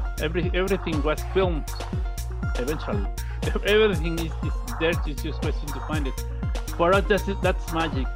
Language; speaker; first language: English; non-native, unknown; Spanish